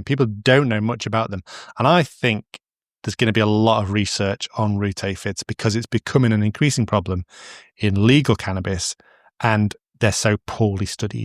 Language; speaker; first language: English; native; English